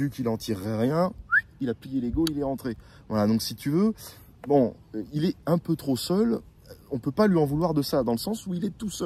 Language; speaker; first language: French; native; French